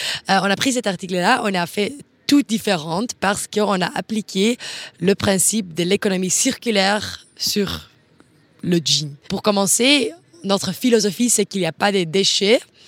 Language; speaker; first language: French; non-native, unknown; Dutch